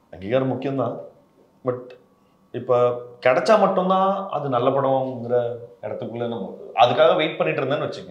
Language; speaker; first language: Tamil; native; Tamil